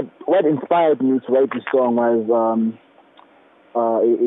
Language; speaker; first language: English; non-native, local second language; Zulu